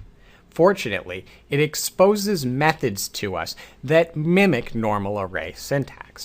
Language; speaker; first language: English; native; English